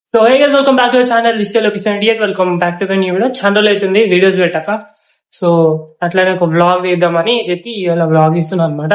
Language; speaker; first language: Telugu; native; Telugu